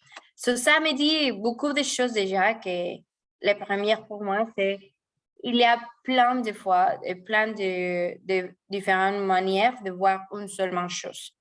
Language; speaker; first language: French; non-native, fluent; Spanish